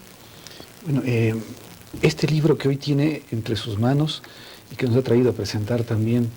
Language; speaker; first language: Spanish; native; Spanish